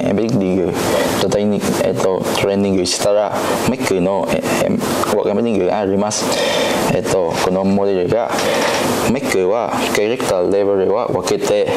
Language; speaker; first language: Japanese; non-native, learner; Vietnamese